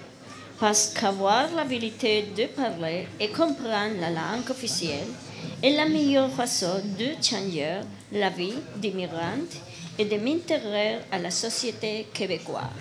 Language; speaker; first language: French; non-native, learner; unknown